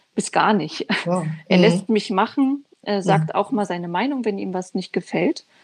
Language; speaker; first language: German; native; German